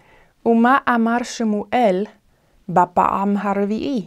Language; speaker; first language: Hebrew; non-native, fluent; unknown